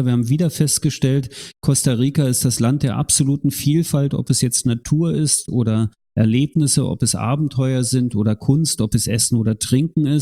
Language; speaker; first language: German; native; German